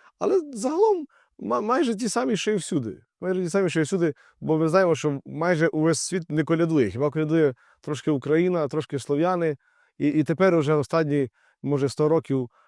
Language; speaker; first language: Ukrainian; native; Ukrainian